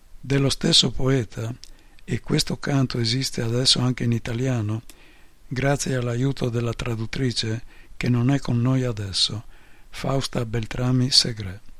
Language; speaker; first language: Italian; non-native, fluent; Polish